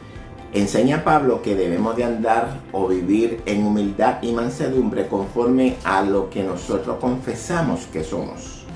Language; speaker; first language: Spanish; native; Spanish